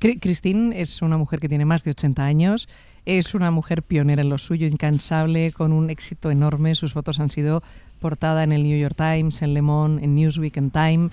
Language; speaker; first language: Spanish; native; Spanish